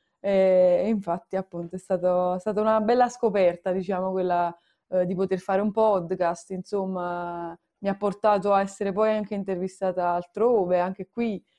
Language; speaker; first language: Italian; native; Italian